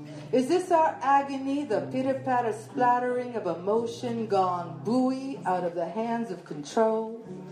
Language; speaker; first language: English; early bilingual, other home language; Spanish